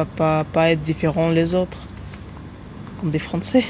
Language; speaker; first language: French; non-native, fluent; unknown